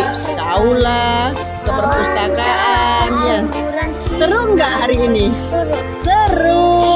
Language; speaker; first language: Indonesian; native; Indonesian